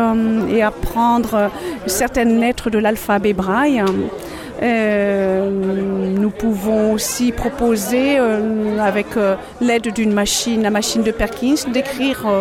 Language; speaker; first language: French; native; French